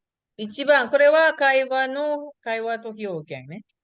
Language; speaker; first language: Japanese; non-native, fluent; Indonesian